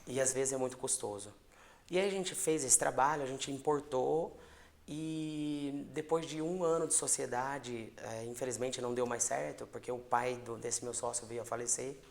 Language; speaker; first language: Portuguese; native; Portuguese